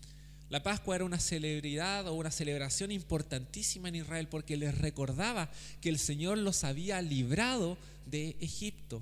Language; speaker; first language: Spanish; native; Spanish